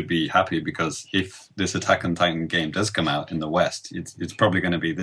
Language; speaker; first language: English; native; English